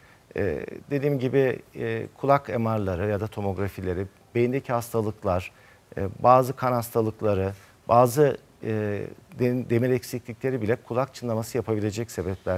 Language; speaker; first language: Turkish; native; Turkish